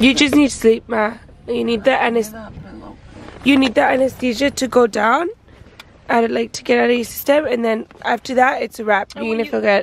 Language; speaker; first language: English; early bilingual, other home language; Spanish